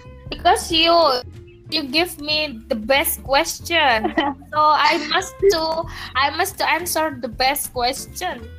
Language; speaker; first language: English; non-native, learner; Indonesian